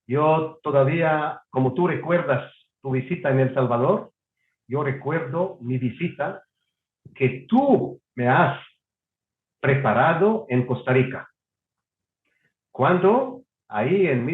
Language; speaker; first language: Spanish; non-native, fluent; Hebrew